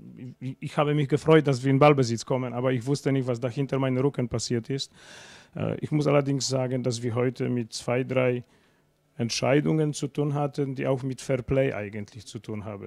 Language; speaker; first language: German; non-native, fluent; Polish